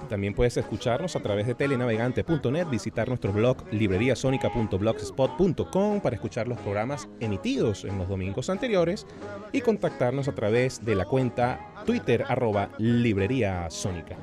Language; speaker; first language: Spanish; native; Spanish